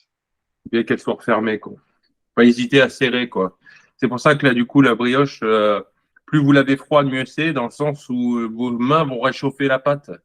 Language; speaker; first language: French; native; French